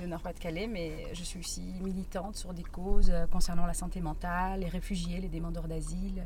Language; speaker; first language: French; non-native, fluent; Portuguese